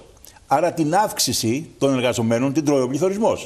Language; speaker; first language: Greek; native; Greek